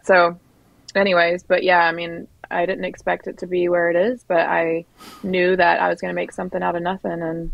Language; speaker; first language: English; native; English